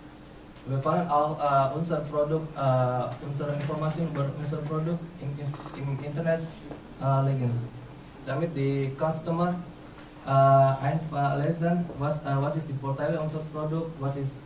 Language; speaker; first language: German; non-native, learner; Indonesian